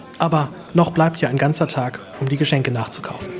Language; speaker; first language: German; native; German